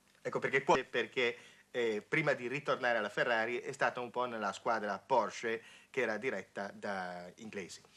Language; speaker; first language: Italian; native; Italian